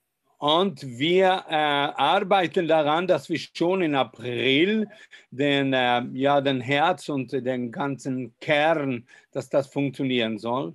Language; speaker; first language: German; non-native, fluent; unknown